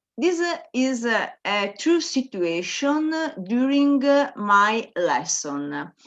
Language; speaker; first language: English; non-native, learner; Italian